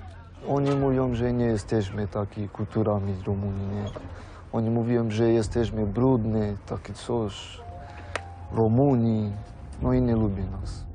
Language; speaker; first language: Polish; non-native, learner; Romanian